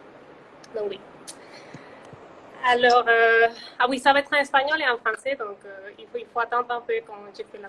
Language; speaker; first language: French; non-native, fluent; Spanish